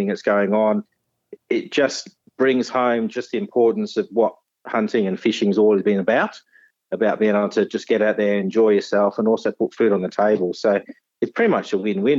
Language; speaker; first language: English; native; English